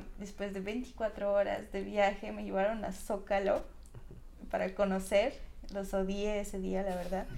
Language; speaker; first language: Spanish; non-native, fluent; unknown